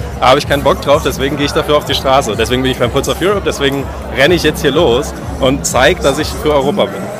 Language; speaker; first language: German; native; German